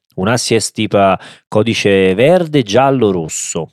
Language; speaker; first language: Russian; non-native, learner; Italian